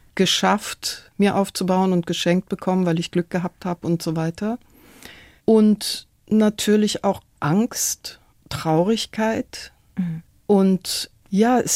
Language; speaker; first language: German; non-native, fluent; Persian